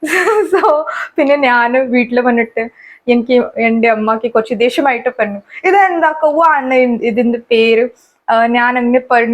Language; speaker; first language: Malayalam; non-native, fluent; Hindi